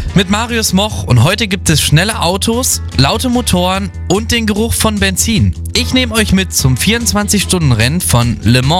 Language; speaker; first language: German; native; German